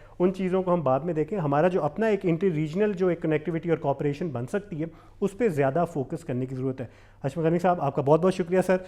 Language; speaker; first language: Urdu; non-native, local second language; Pashto